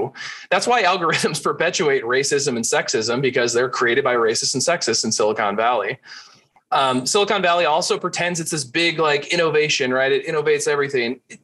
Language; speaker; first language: English; native; English